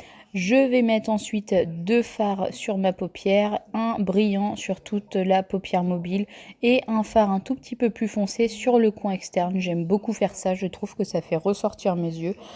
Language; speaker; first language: French; native; French